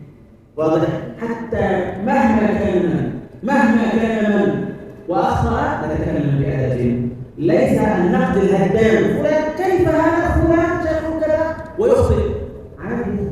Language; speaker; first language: Arabic; native; Arabic